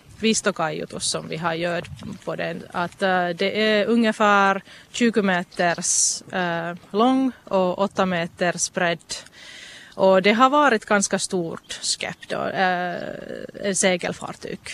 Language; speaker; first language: Swedish; non-native, local second language; Finnish